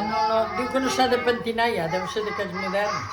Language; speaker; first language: Catalan; native; Catalan